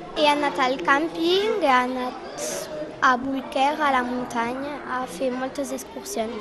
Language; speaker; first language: Catalan; non-native, local second language; French